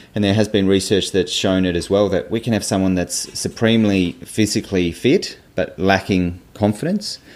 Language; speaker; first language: English; native; English